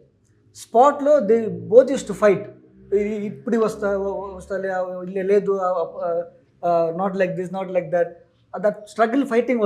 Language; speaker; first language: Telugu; non-native, learner; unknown